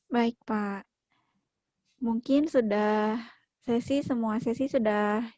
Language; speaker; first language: Indonesian; native; Indonesian